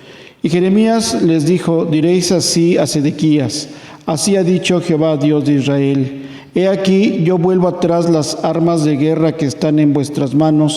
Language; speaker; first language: Spanish; native; Spanish